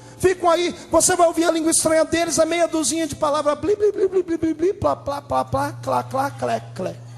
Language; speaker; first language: Portuguese; native; Portuguese